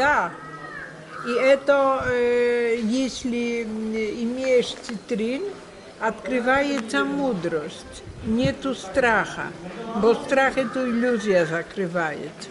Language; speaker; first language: Russian; non-native, learner; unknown